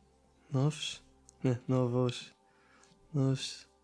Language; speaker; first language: Portuguese; non-native, learner; German